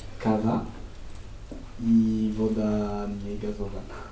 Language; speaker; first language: Polish; non-native, learner; French